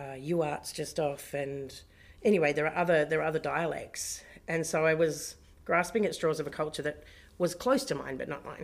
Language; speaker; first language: English; native; English